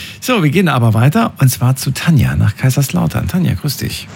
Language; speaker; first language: German; native; German